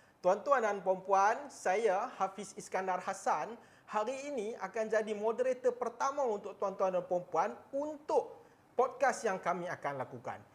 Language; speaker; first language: Malay; native; Malay